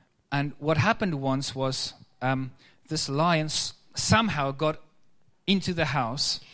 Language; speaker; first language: English; native; English